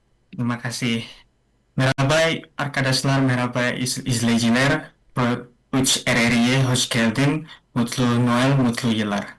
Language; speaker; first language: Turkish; non-native, learner; Indonesian